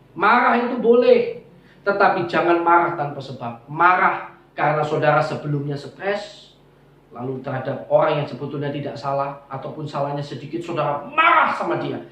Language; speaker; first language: Indonesian; non-native, local second language; Javanese